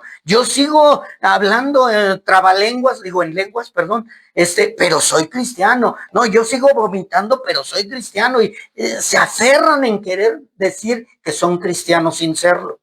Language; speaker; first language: Spanish; native; Spanish